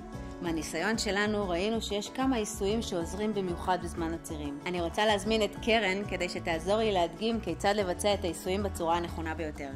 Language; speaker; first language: Hebrew; native; Hebrew